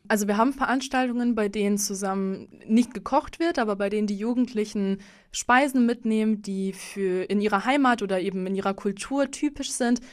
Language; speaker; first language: German; early bilingual, other home language; Russian